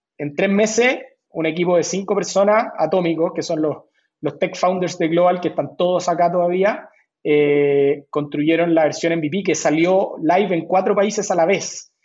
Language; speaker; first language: Spanish; native; Spanish